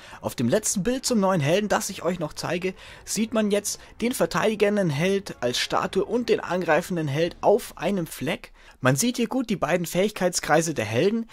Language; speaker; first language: German; native; German